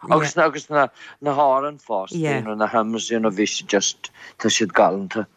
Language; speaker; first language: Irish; non-native, local second language; English